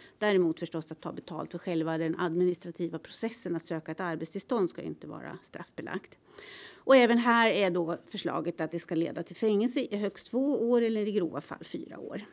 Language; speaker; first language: Swedish; native; Swedish